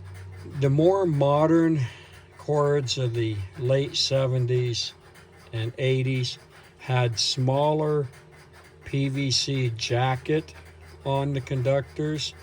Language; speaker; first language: English; native; English